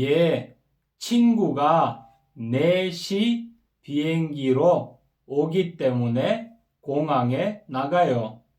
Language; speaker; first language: Korean; non-native, fluent; Kyrgyz